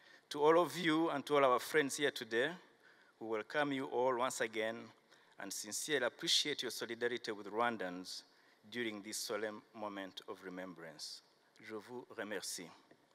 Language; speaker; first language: English; non-native, local second language; Kinyarwanda